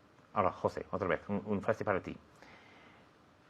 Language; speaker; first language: Spanish; non-native, fluent; English